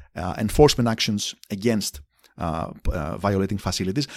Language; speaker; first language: English; non-native, fluent; Greek